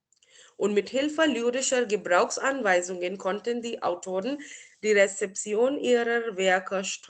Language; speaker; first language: German; non-native, fluent; Marathi